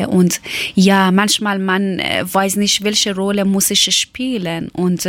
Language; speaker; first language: German; non-native, learner; Persian